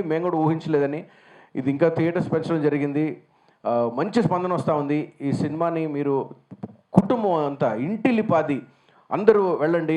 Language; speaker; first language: Telugu; native; Telugu